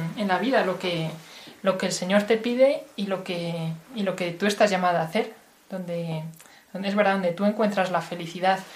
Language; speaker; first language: Spanish; native; Spanish